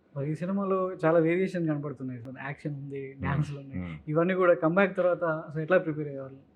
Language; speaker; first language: Telugu; native; Telugu